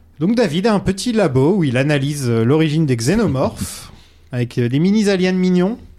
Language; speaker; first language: French; native; French